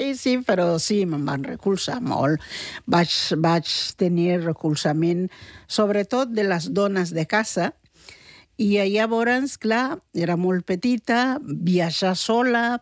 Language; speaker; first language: Catalan; early bilingual, other home language; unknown